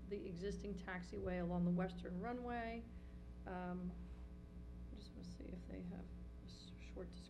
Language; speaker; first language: English; native; English